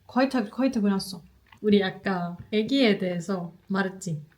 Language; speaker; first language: Korean; non-native, fluent; German